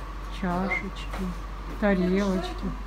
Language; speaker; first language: Russian; native; Russian